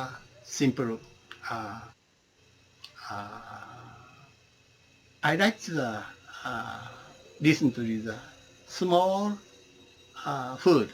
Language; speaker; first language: English; non-native, learner; Japanese